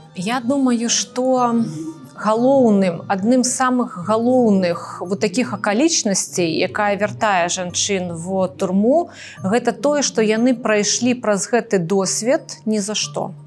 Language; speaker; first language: Belarusian; non-native, local second language; Russian